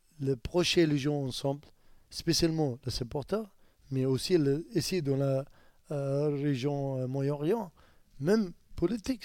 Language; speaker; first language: French; non-native, learner; Arabic